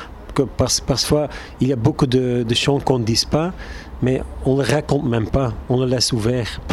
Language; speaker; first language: French; non-native, local second language; Turkish